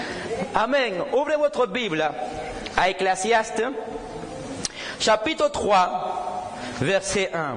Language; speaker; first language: French; non-native, fluent; Spanish